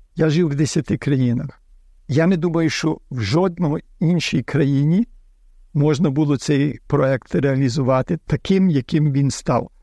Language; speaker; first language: Ukrainian; early bilingual, heritage; Ukrainian